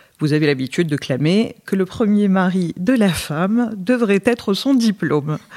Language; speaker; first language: French; native; French